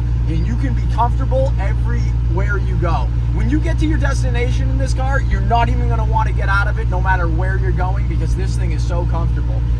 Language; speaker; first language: English; native; English